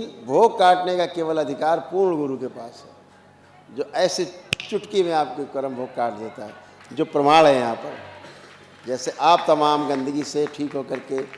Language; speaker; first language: Hindi; native; Hindi